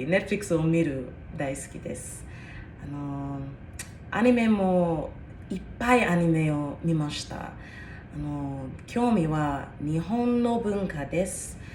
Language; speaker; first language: Japanese; non-native, learner; English